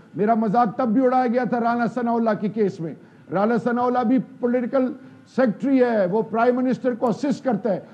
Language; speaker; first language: Urdu; non-native, local second language; Pashto